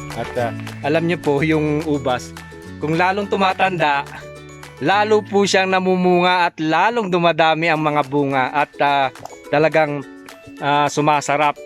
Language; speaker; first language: Filipino; non-native, local second language; Pampanga